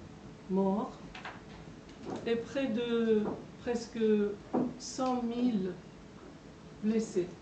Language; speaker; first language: French; non-native, fluent; Persian